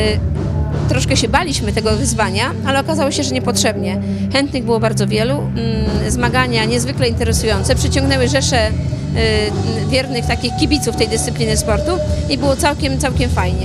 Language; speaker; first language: Polish; native; Polish